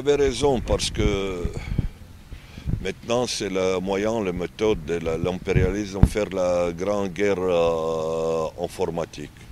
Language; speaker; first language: French; non-native, learner; Arabic